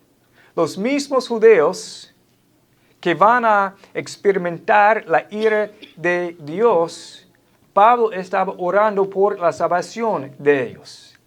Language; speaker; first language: Spanish; non-native, fluent; English